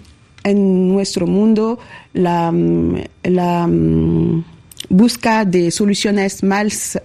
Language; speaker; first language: Spanish; non-native, learner; French